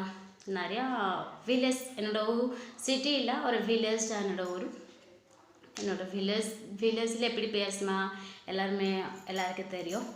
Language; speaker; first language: Tamil; non-native, local second language; Odia